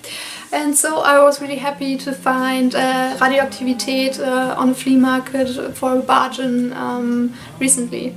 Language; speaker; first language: English; non-native, fluent; German